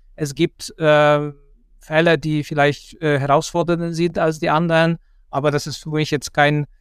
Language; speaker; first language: German; non-native, fluent; Polish